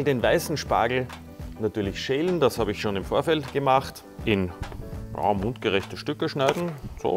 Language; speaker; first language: German; native; German